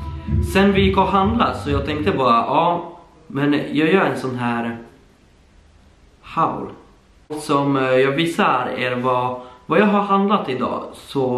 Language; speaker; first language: Swedish; early bilingual, other home language; Polish